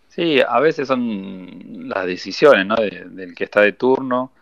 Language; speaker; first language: Spanish; native; Spanish